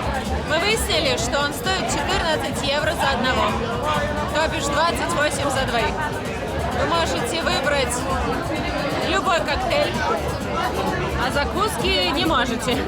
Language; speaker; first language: Russian; native; Russian